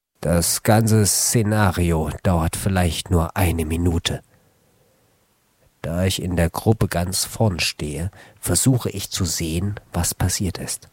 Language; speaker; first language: German; native; German